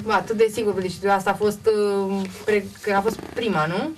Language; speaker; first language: Romanian; native; Romanian